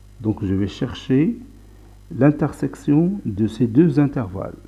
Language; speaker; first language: French; non-native, local second language; Arabic